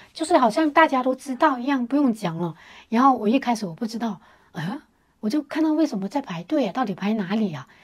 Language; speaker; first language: Chinese; native; Chinese